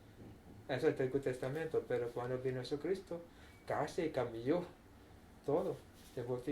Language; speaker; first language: Spanish; non-native, fluent; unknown